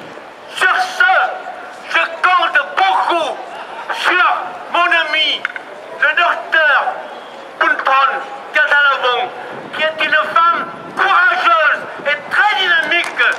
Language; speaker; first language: French; non-native, fluent; Lao